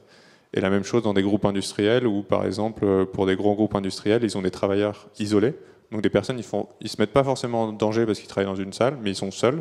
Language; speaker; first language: French; native; French